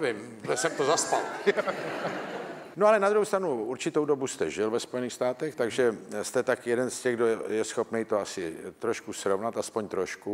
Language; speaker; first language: Czech; native; Czech